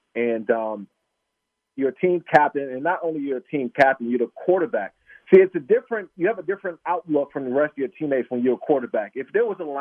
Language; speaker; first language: English; native; English